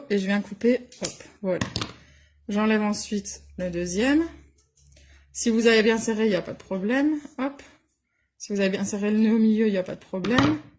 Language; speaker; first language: French; native; French